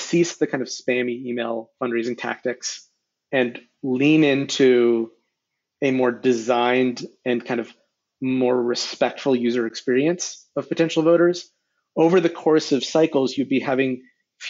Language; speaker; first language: English; native; English